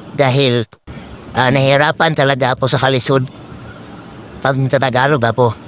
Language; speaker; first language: Filipino; non-native, local second language; Cebuano